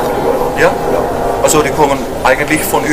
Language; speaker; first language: German; non-native, learner; English